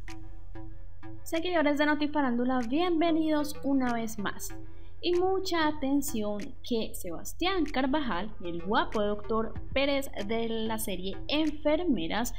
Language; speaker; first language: Spanish; native; Spanish